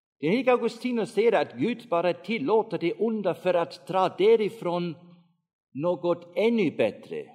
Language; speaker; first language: Swedish; non-native, fluent; German